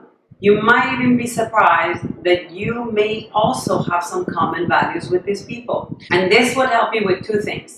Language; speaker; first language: English; non-native, fluent; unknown